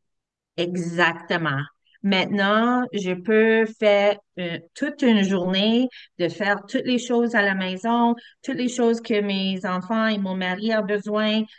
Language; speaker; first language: French; non-native, learner; English